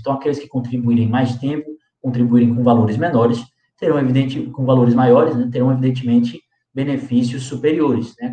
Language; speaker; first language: Portuguese; native; Portuguese